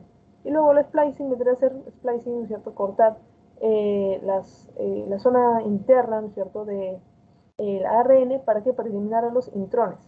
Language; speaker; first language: Spanish; native; Spanish